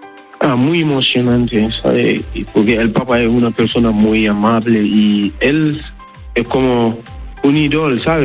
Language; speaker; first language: Spanish; non-native, learner; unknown